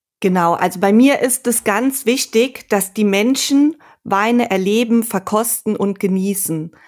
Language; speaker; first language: German; native; German